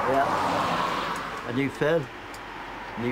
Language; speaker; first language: Dutch; non-native, learner; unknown